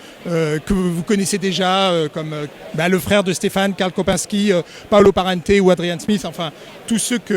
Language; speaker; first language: French; native; French